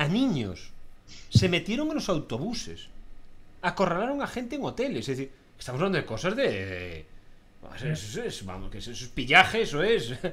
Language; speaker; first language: Spanish; native; Spanish